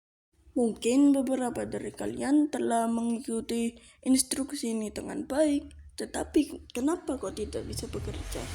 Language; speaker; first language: Indonesian; native; Indonesian